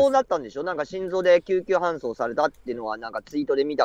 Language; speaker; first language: Japanese; native; Japanese